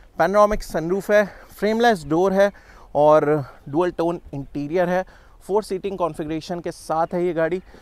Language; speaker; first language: Hindi; native; Hindi